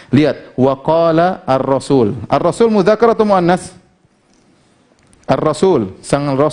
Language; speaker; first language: Indonesian; native; Indonesian